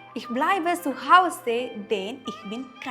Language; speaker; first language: German; non-native, fluent; Malayalam